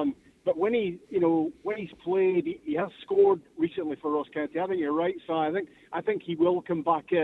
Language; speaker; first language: English; native; English